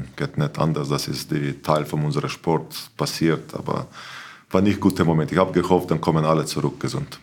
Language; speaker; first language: German; non-native, learner; Slovenian